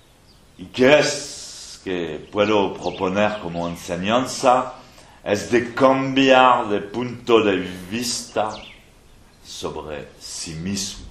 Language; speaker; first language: Spanish; non-native, fluent; French